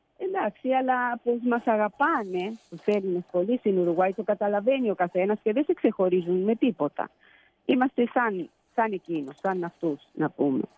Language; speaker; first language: Greek; early bilingual, heritage; Spanish